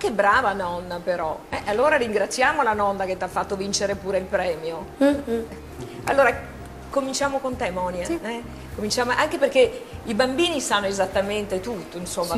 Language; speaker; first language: Italian; native; Italian